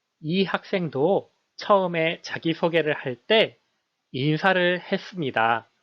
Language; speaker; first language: Korean; native; Korean